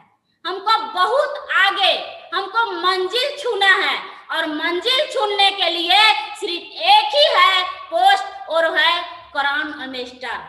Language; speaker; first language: Hindi; non-native, local second language; Bhojpuri